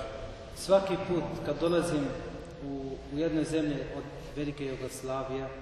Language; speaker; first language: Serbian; non-native, learner; Arabic